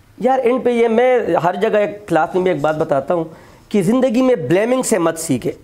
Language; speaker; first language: Urdu; non-native, local second language; Pashto